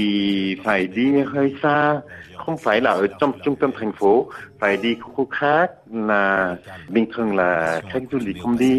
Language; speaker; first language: Vietnamese; non-native, fluent; French